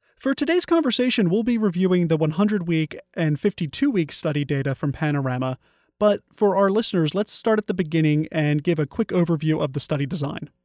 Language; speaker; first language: English; native; English